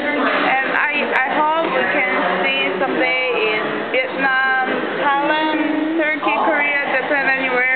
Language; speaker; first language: English; non-native, learner; Korean